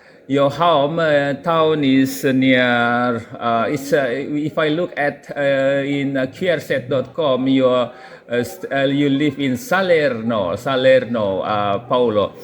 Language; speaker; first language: English; non-native, local second language; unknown